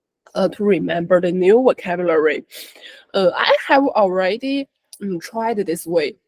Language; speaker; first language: English; non-native, learner; Chinese